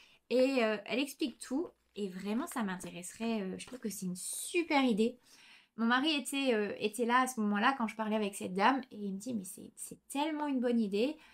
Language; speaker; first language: French; native; French